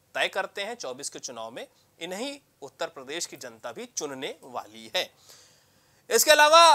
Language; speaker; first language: Hindi; native; Hindi